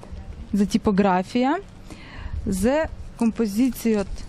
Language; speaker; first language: Hebrew; non-native, learner; Russian